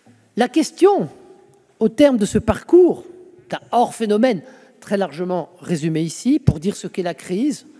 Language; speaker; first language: French; native; French